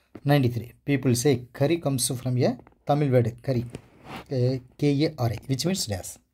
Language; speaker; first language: English; non-native, local second language; Tamil